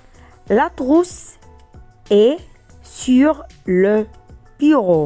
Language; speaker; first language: French; non-native, fluent; Arabic